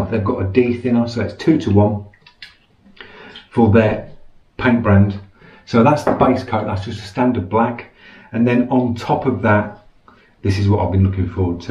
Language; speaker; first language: English; native; English